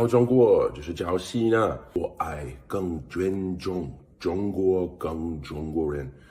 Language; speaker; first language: Chinese; non-native, learner; English